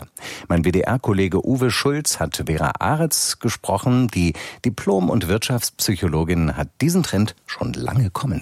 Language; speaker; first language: German; native; German